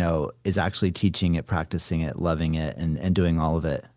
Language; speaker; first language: English; native; English